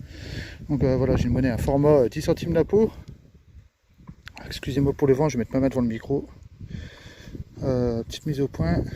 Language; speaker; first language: French; native; French